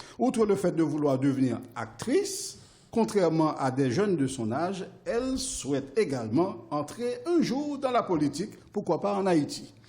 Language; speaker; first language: French; non-native, local second language; Haitian Creole